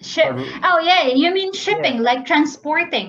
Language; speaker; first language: English; non-native, local second language; Filipino